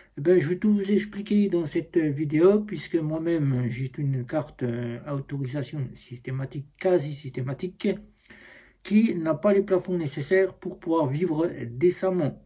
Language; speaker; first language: French; native; French